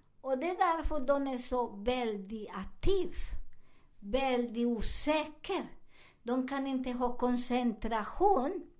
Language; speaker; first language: Swedish; non-native, fluent; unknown